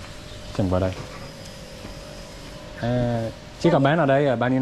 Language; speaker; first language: Vietnamese; non-native, learner; English